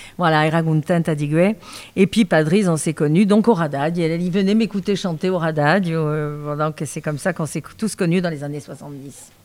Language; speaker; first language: French; native; French